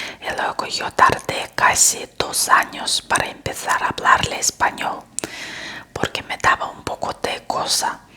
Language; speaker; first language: Spanish; non-native, fluent; Russian